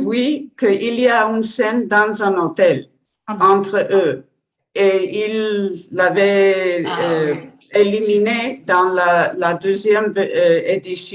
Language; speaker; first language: French; non-native, learner; Spanish